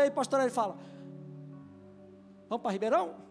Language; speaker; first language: Portuguese; native; Portuguese